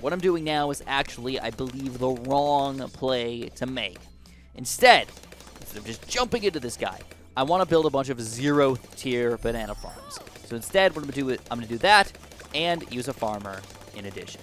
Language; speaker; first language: English; native; English